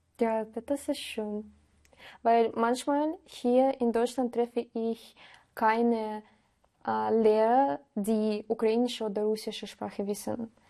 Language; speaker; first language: German; non-native, learner; Russian